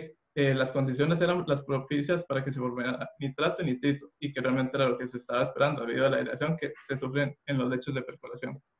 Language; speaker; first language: Spanish; native; Spanish